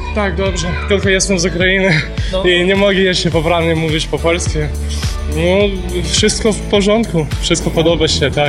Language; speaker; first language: Polish; non-native, learner; Ukrainian